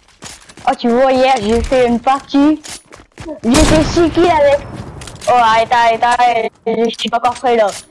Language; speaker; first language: French; native; French